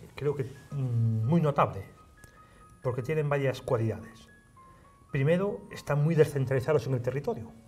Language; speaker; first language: Spanish; native; Spanish